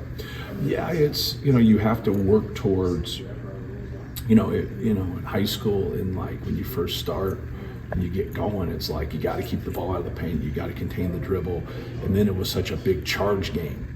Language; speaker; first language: English; native; English